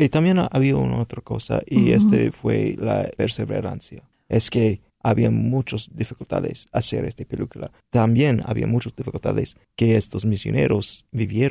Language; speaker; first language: Spanish; non-native, fluent; English